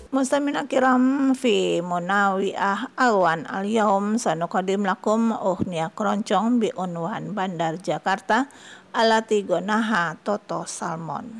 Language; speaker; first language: Arabic; non-native, fluent; Indonesian